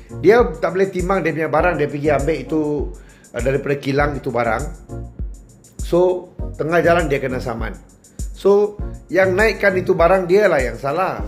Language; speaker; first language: Malay; non-native, local second language; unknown